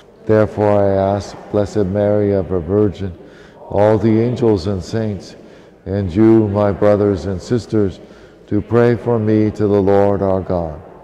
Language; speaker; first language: English; native; English